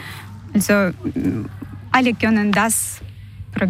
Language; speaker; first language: German; non-native, fluent; Portuguese